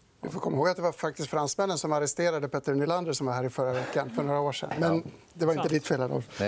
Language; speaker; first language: Swedish; native; Swedish